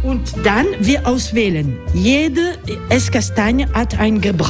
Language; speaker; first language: German; non-native, learner; French